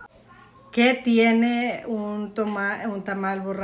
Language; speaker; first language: Spanish; early bilingual, heritage; Spanish